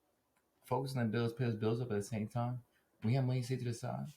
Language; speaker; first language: English; native; English